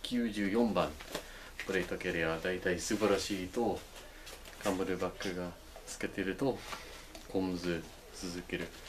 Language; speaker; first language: Japanese; non-native, learner; English